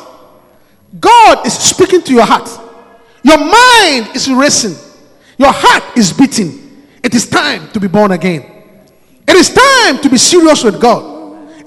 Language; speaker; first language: English; non-native, local second language; Akan